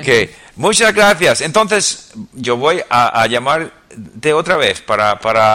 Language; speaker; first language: Spanish; non-native, fluent; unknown